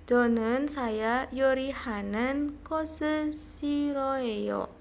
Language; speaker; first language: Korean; non-native, fluent; Indonesian